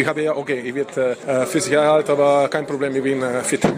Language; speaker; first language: German; non-native, learner; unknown